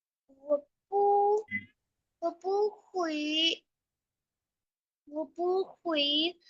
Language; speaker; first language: Chinese; non-native, learner; Urdu